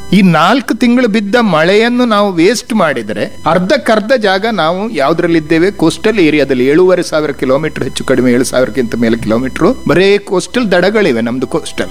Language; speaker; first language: Kannada; non-native, local second language; Malayalam